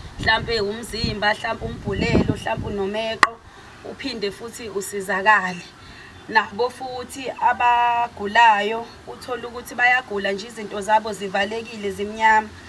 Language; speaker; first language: Zulu; native; Zulu